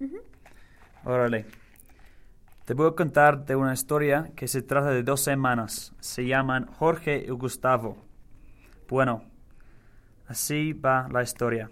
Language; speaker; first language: Spanish; non-native, learner; English